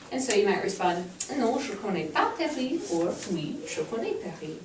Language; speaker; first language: French; non-native, fluent; English